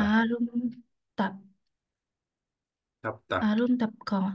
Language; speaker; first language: Korean; non-native, learner; Vietnamese